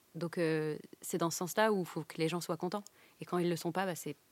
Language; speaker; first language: French; native; French